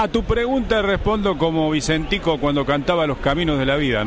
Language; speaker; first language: Spanish; native; Spanish